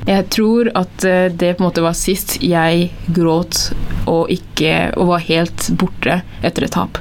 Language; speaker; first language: Norwegian; early bilingual, other home language; Tigrinya